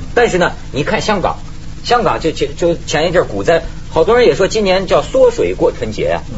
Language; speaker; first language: Chinese; native; Chinese